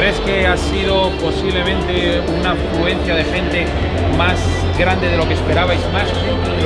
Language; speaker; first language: Spanish; native; Spanish